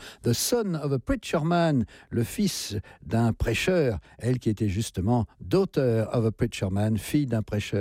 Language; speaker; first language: French; native; French